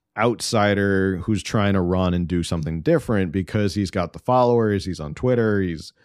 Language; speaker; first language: English; native; English